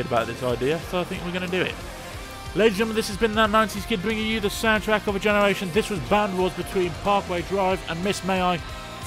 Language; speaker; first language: English; native; English